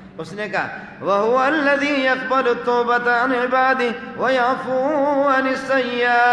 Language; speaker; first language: Urdu; non-native, local second language; Baluchi